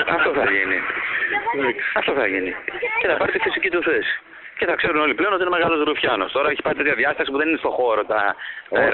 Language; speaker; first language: Greek; native; Greek